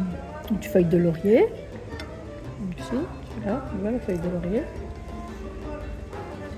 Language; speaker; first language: French; native; French